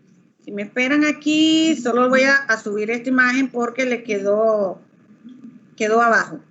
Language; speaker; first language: Spanish; native; Spanish